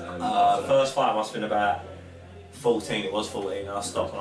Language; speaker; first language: English; native; English